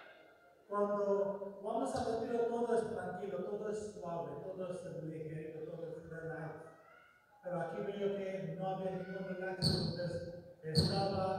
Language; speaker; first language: Spanish; non-native, fluent; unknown